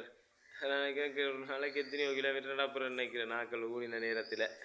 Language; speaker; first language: Tamil; native; Tamil